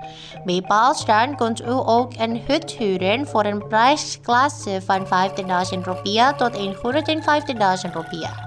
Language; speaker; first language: Dutch; non-native, learner; Indonesian